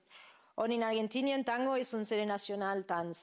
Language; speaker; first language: German; non-native, fluent; Spanish